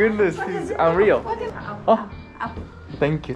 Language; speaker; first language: English; non-native, learner; Japanese